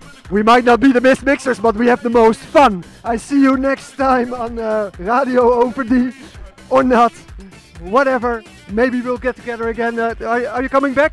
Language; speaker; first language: English; non-native, fluent; Dutch